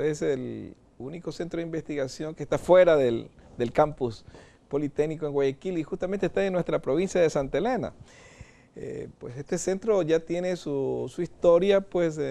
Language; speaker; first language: Spanish; native; Spanish